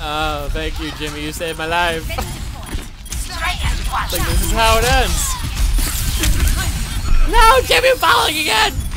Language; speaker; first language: English; native; English